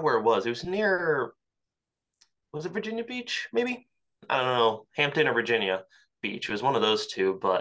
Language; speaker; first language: English; native; English